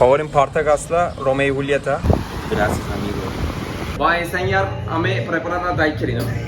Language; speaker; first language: Spanish; non-native, learner; Turkish